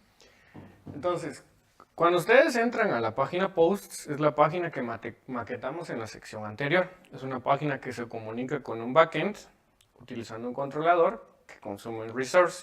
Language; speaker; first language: Spanish; native; Spanish